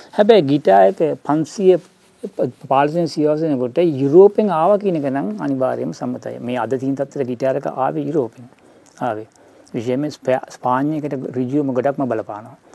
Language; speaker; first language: Sinhala; native; Sinhala